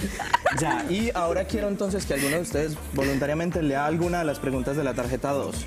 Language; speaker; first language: Spanish; native; Spanish